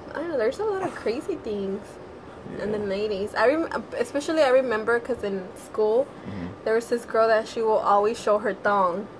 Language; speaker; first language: English; native; English